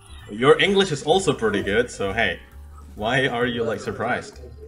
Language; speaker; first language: English; non-native, fluent; Indonesian